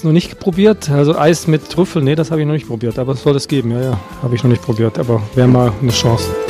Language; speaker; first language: German; early bilingual, other home language; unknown